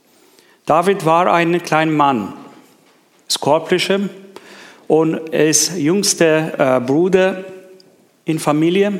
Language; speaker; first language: German; non-native, learner; Persian